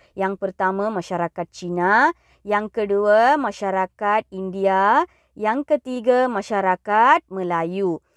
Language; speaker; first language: Malay; non-native, local second language; Tamil